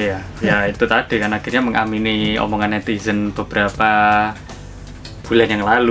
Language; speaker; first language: Indonesian; native; Indonesian